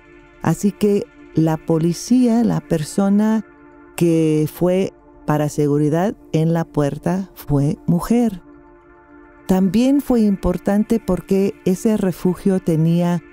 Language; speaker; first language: Spanish; non-native, fluent; English